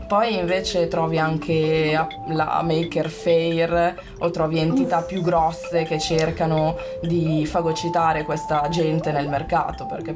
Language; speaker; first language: Italian; native; Italian